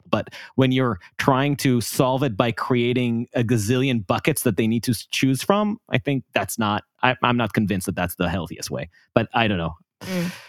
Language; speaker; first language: English; non-native, fluent; Hebrew